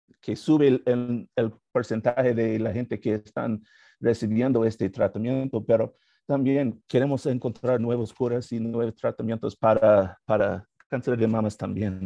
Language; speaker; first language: Spanish; non-native, learner; English